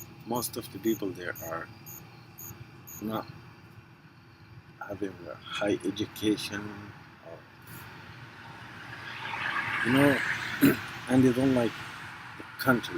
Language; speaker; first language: English; non-native, fluent; Arabic